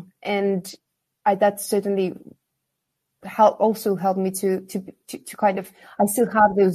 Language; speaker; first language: English; non-native, fluent; Kazakh